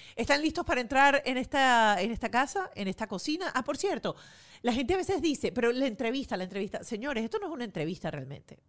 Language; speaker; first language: Spanish; native; Spanish